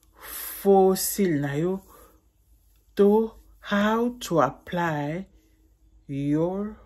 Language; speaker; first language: French; non-native, local second language; Lingala